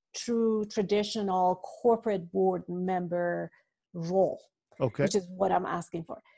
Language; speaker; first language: English; non-native, fluent; Persian